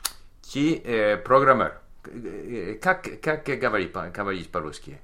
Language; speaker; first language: Russian; non-native, learner; English